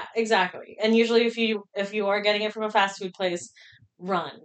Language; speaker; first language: English; early bilingual, other home language; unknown